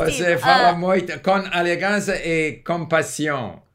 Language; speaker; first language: Portuguese; non-native, learner; English